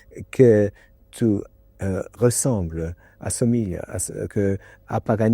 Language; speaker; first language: Spanish; non-native, learner; English